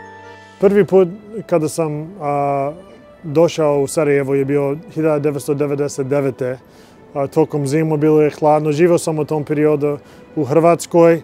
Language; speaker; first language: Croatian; non-native, learner; English